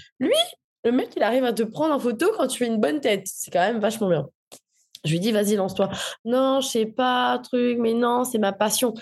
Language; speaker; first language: French; non-native, local second language; Morisyen